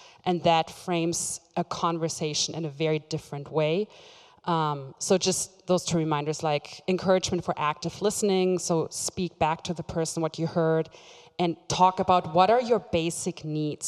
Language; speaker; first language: English; non-native, fluent; German